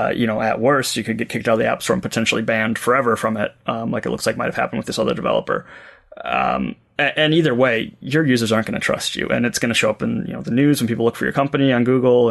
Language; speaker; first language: English; native; English